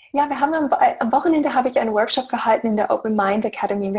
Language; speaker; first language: German; non-native, fluent; English